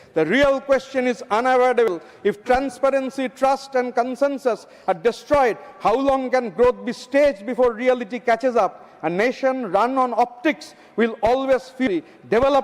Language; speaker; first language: English; non-native, local second language; Bangla